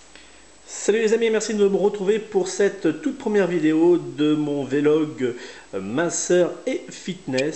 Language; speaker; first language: French; native; French